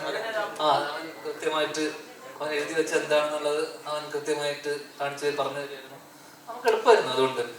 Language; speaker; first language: Malayalam; native; Malayalam